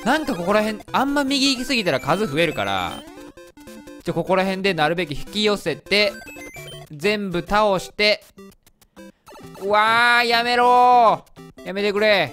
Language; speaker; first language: Japanese; native; Japanese